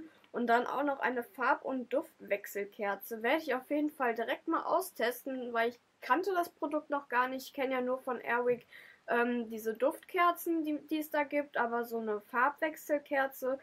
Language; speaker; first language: German; native; German